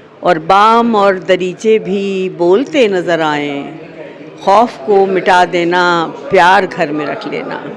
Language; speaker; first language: Urdu; native; Urdu